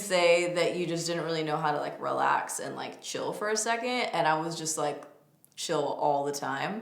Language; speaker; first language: English; native; English